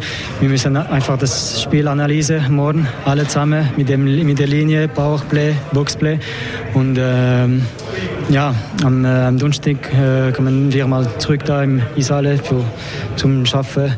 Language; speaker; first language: German; non-native, local second language; French